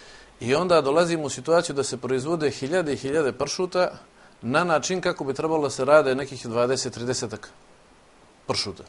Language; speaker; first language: Serbian; native; Serbian